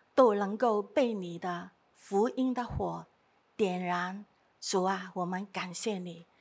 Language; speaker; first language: Chinese; non-native, fluent; Cantonese